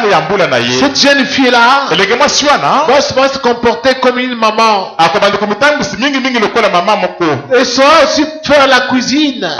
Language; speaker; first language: French; non-native, local second language; Lingala